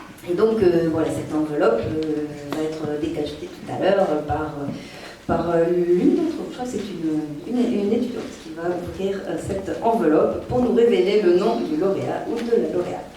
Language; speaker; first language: French; native; French